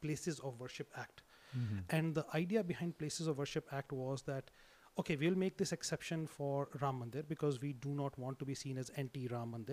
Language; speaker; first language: English; non-native, local second language; Hindi